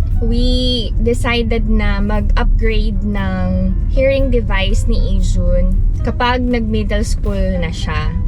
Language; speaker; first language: Filipino; native; Filipino